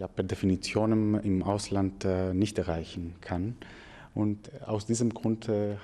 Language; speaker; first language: German; non-native, fluent; Greek